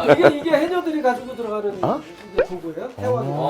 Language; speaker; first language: Korean; native; Korean